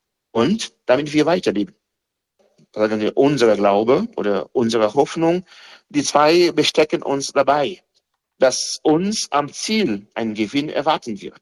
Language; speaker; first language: German; non-native, fluent; Haitian Creole